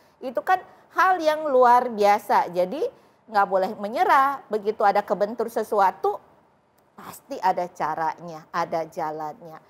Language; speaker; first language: Indonesian; native; Indonesian